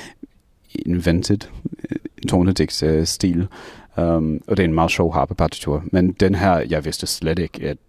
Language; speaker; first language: Danish; non-native, fluent; English